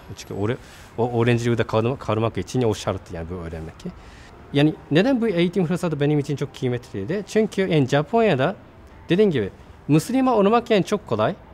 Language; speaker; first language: Turkish; non-native, fluent; Japanese